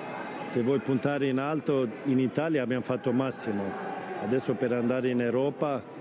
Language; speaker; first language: Italian; non-native, fluent; Swedish